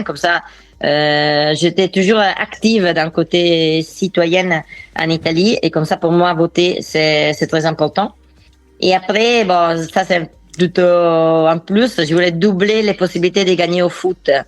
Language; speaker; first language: French; non-native, fluent; Italian